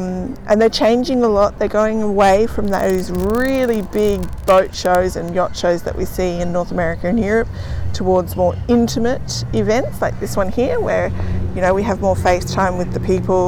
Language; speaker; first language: English; native; English